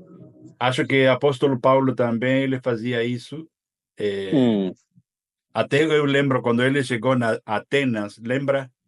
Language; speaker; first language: Portuguese; non-native, fluent; Spanish